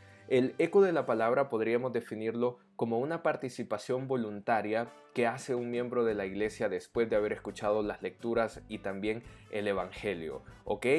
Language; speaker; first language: Spanish; native; Spanish